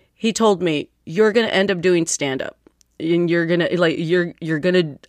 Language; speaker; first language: English; native; English